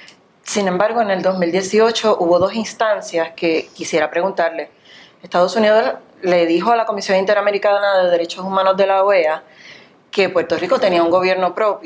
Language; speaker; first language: Spanish; native; Spanish